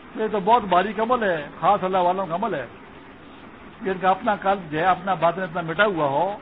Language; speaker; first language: Urdu; non-native, local second language; Pashto